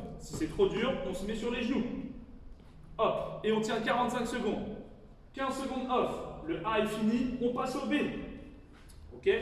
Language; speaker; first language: French; native; French